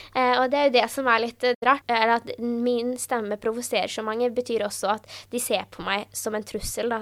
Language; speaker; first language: Norwegian; early bilingual, other home language; Urdu